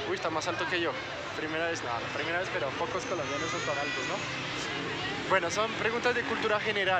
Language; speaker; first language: Spanish; non-native, fluent; French